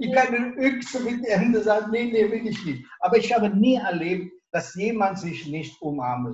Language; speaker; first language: German; non-native, local second language; Italian